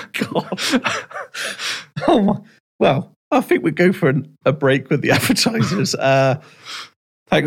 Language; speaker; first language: English; native; English